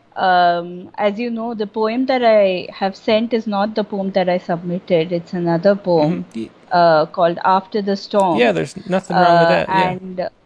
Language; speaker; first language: English; non-native, local second language; Bangla